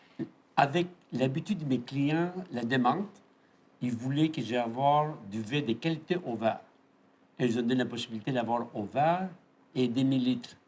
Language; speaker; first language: French; non-native, fluent; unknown